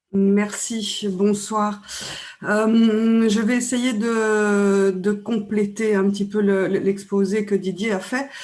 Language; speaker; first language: French; native; French